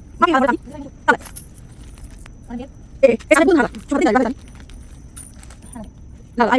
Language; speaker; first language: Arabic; non-native, learner; Bangla